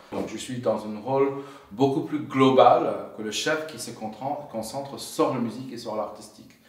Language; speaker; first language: French; non-native, fluent; English